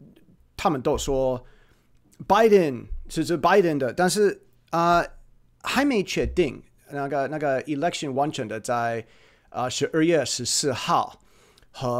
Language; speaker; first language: Chinese; non-native, fluent; English